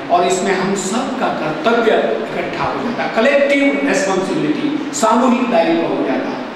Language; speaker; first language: Hindi; non-native, local second language; Gujarati